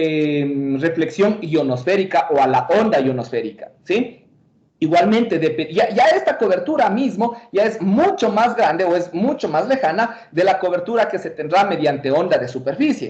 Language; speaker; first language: Spanish; native; Spanish